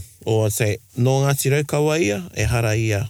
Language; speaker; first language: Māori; non-native, local second language; English